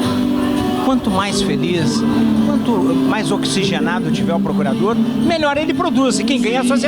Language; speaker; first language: Portuguese; native; Portuguese